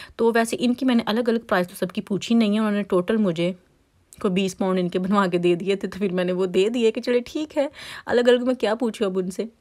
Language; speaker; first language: Urdu; non-native, local second language; Punjabi